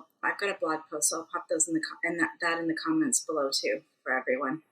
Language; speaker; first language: English; native; English